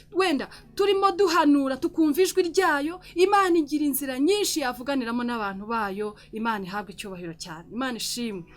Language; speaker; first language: Kinyarwanda; native; Kinyarwanda